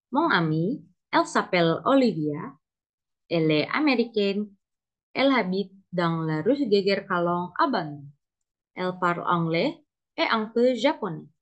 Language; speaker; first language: French; non-native, learner; Indonesian